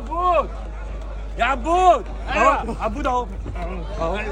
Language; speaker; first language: Arabic; native; Arabic